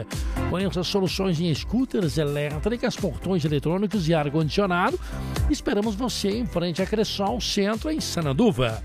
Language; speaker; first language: Portuguese; native; Portuguese